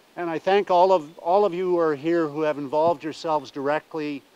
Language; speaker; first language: English; native; English